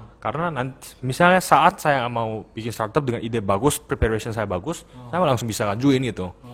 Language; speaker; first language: Indonesian; early bilingual, other home language; Korean